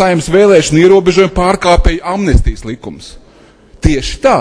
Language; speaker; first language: Latvian; native; Latvian